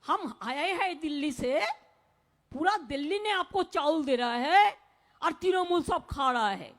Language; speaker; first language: Hindi; non-native, local second language; Bangla